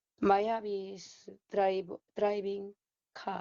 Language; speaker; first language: English; non-native, learner; Korean